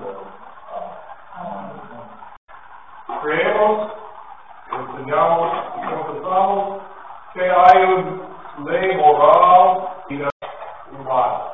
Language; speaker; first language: Spanish; non-native, learner; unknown